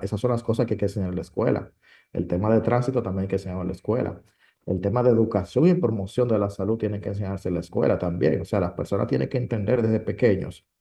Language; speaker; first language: Spanish; native; Spanish